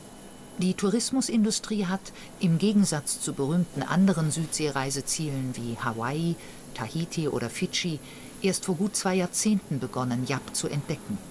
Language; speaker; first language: German; native; German